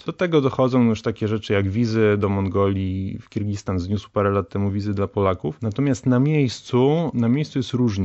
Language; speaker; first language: Polish; native; Polish